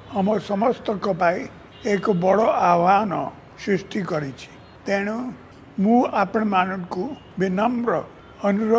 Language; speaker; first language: Odia; non-native, local second language; English